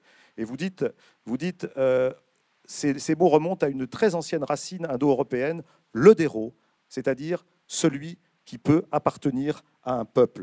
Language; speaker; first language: French; native; French